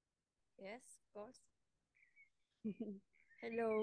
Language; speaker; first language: English; non-native, learner; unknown